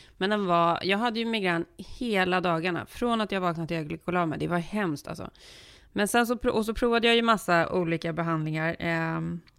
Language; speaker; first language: Swedish; early bilingual, heritage; Swedish